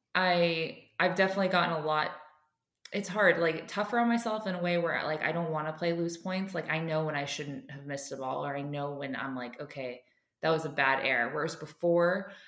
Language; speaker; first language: English; native; English